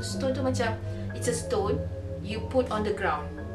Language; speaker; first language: English; non-native, local second language; Malay